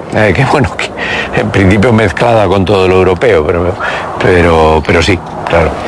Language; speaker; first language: Spanish; native; Spanish